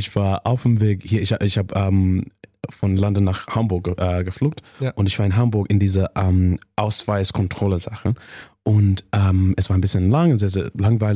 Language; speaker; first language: German; non-native, learner; English